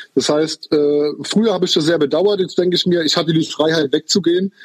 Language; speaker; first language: German; native; German